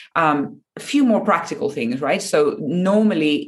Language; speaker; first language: English; non-native, fluent; Japanese